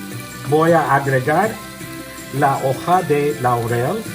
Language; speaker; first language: Spanish; non-native, learner; English